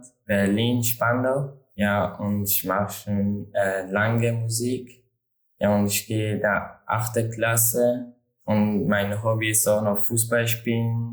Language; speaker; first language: German; non-native, learner; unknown